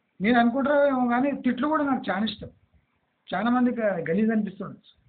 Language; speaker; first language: Telugu; non-native, local second language; Kannada